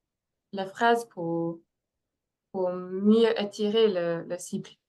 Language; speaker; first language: French; non-native, fluent; English